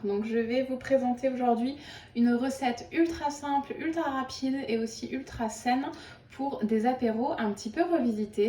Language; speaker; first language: French; native; French